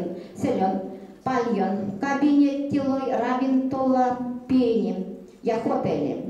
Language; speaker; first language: Finnish; early bilingual, heritage; Finnish